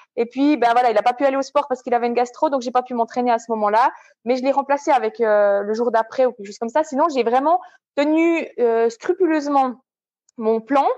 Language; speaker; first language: French; native; French